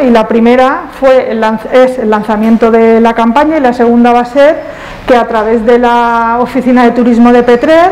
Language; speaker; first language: Spanish; native; Spanish